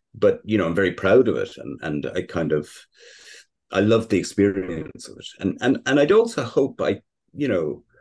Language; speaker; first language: English; native; English